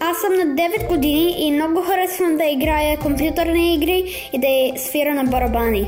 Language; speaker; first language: Bulgarian; early bilingual, heritage; Bulgarian